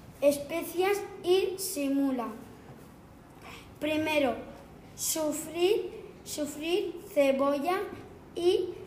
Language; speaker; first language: Spanish; non-native, learner; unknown